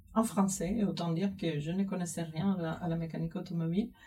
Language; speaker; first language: French; non-native, fluent; Spanish